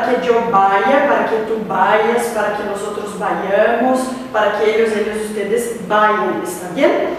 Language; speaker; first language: Spanish; non-native, fluent; Portuguese